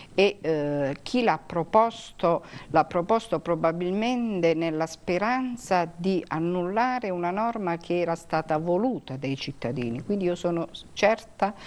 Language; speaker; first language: Italian; native; Italian